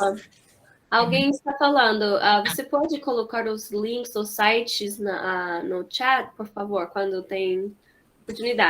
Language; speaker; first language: Portuguese; non-native, fluent; English